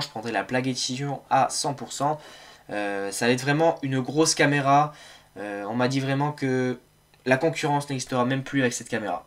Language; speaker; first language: French; native; French